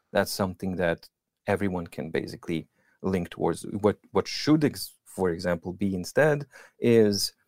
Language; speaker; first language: English; non-native, fluent; Serbian